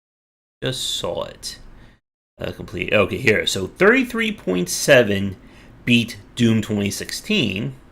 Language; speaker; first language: English; native; English